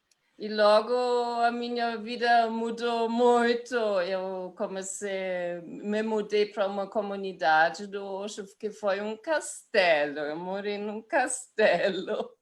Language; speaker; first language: Portuguese; non-native, fluent; German